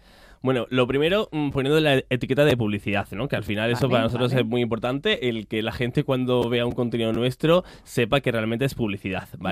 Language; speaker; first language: Spanish; native; Spanish